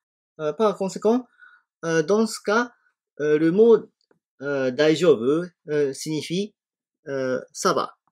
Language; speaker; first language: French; non-native, fluent; Japanese